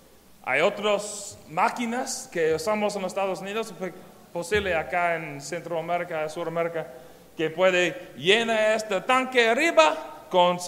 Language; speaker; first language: Spanish; non-native, learner; English